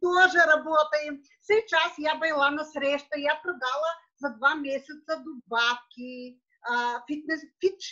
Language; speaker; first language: Russian; non-native, learner; Bulgarian